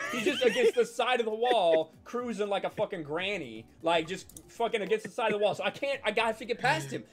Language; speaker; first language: English; native; English